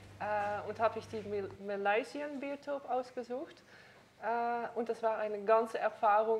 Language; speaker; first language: German; non-native, learner; Dutch